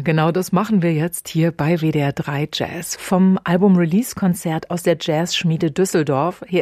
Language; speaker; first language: German; native; German